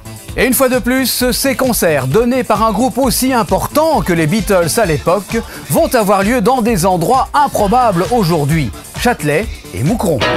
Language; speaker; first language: French; native; French